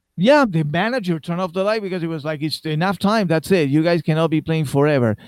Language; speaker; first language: English; non-native, fluent; Spanish